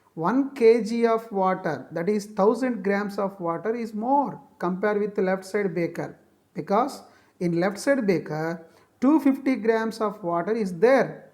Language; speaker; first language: English; non-native, local second language; Telugu